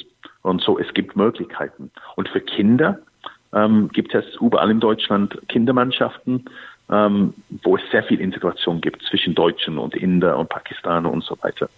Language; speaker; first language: German; non-native, fluent; English